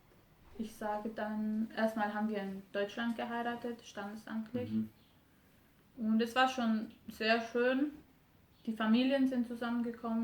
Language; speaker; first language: German; non-native, fluent; Romanian